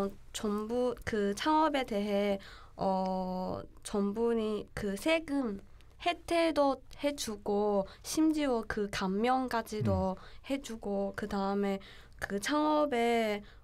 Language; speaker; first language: Korean; non-native, learner; Chinese